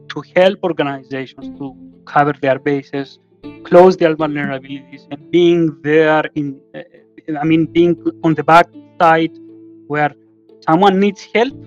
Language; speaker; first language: English; non-native, fluent; Greek